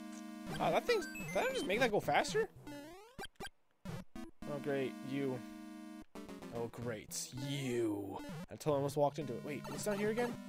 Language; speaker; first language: English; native; English